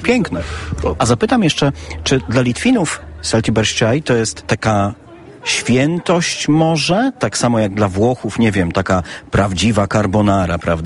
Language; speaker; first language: Polish; native; Polish